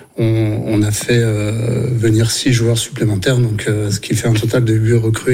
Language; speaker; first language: French; native; French